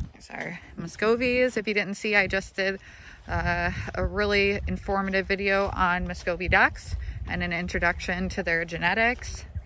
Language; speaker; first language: English; native; English